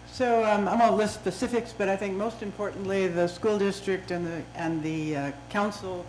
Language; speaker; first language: English; native; English